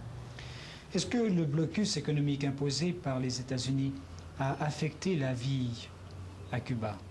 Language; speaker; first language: French; non-native, fluent; Spanish